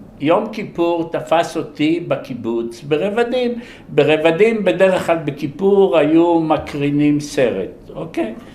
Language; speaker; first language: Hebrew; early bilingual, other home language; Polish